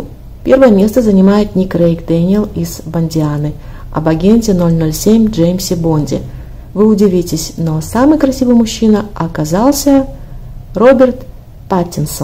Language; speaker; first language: Russian; native; Russian